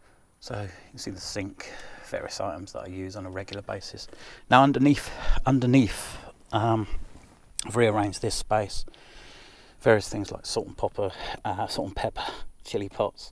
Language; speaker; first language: English; native; English